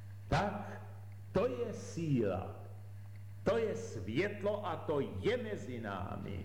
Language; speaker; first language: Czech; native; Czech